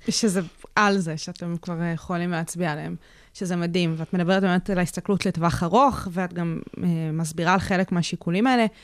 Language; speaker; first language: Hebrew; native; Hebrew